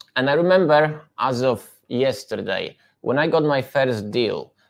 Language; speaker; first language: English; non-native, fluent; Polish